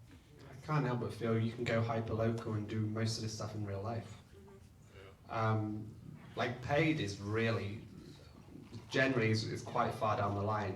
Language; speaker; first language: English; native; English